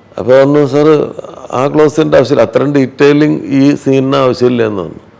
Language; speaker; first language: Malayalam; native; Malayalam